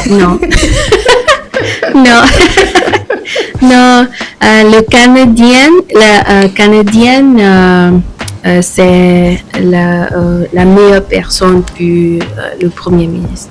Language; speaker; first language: French; non-native, learner; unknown